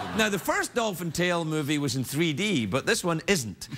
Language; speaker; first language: English; native; English